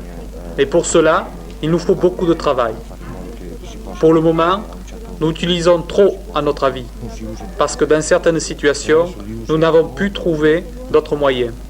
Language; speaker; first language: French; native; French